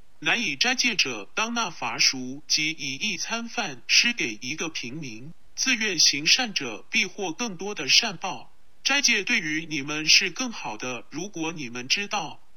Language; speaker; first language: Chinese; non-native, local second language; Cantonese